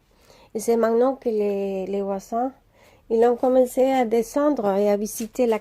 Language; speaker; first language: French; non-native, learner; Spanish